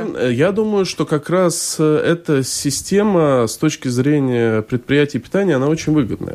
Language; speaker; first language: Russian; native; Russian